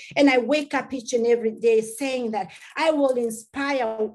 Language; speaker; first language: English; non-native, local second language; Masai